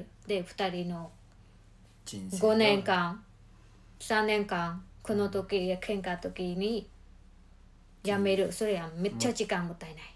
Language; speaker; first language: Japanese; non-native, learner; Mongolian